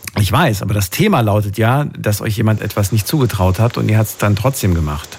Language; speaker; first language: German; native; German